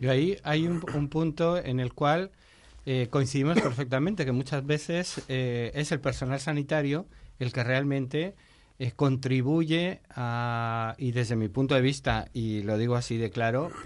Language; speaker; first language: Spanish; native; Spanish